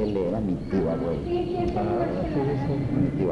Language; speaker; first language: Spanish; native; Spanish